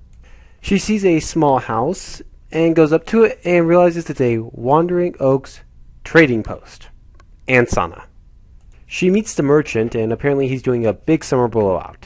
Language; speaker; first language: English; native; English